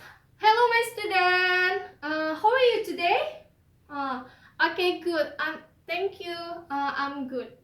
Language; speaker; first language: English; non-native, learner; Indonesian